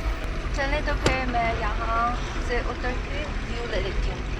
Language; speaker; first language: Hindi; non-native, fluent; Chinese